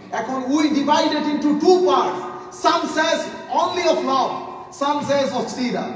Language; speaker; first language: English; non-native, local second language; Bangla